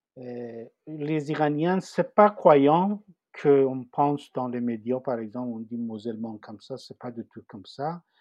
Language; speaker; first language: French; non-native, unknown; Persian